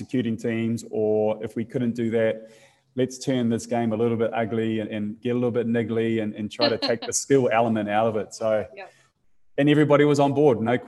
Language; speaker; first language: English; native; English